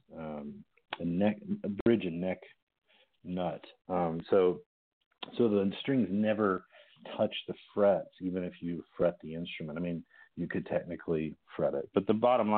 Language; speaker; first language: English; native; English